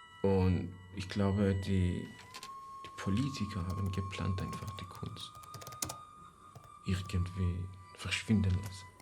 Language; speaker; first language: German; non-native, fluent; Persian